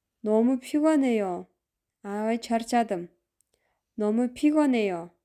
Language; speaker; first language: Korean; non-native, fluent; Kyrgyz